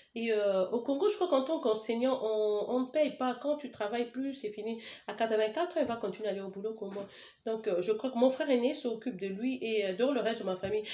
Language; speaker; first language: French; non-native, local second language; Lingala